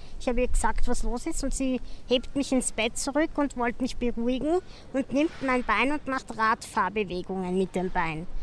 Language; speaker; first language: German; native; German